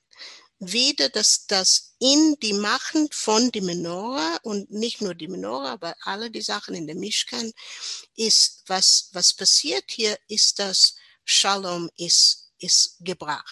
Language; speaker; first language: German; non-native, learner; English